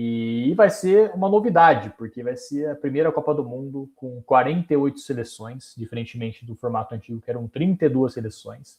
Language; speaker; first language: Portuguese; native; Portuguese